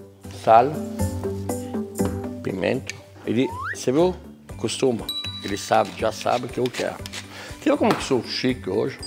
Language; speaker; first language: Portuguese; non-native, fluent; French